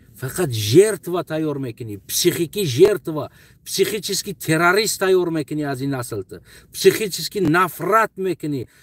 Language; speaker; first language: Tajik; non-native, local second language; Uzbek